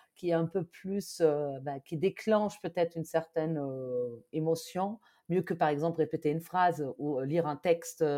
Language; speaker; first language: French; non-native, fluent; German